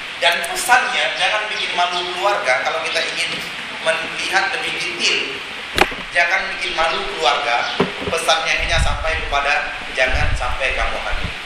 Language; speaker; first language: Indonesian; non-native, local second language; Minangkabau